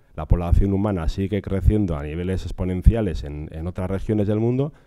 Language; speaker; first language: Spanish; non-native, local second language; Basque